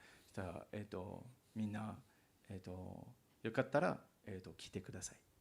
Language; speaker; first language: Japanese; non-native, learner; English